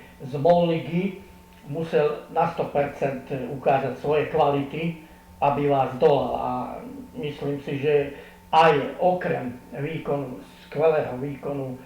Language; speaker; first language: Slovak; non-native, local second language; Hungarian